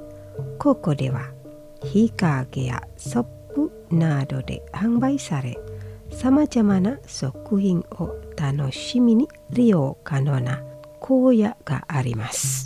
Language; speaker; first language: Japanese; non-native, fluent; Indonesian